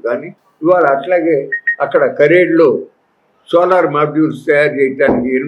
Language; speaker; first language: Telugu; native; Telugu